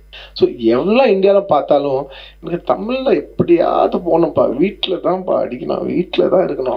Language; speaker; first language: Tamil; non-native, local second language; Telugu